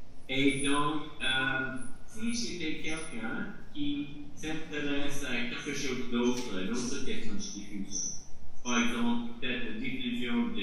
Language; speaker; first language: French; non-native, fluent; English